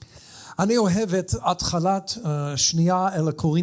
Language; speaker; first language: Hebrew; non-native, fluent; English